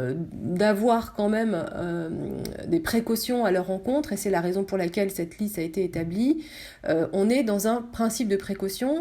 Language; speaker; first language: French; native; French